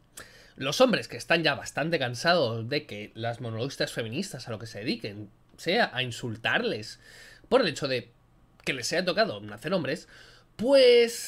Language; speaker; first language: Spanish; native; Spanish